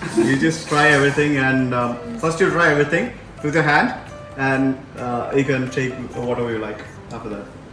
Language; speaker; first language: English; non-native, local second language; Malayalam